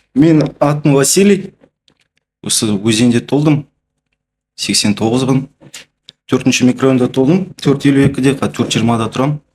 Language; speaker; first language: Kazakh; non-native, local second language; Russian